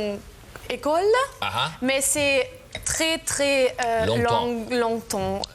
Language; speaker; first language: French; non-native, learner; German